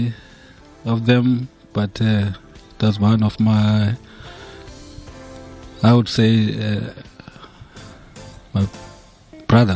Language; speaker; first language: English; non-native, local second language; Zulu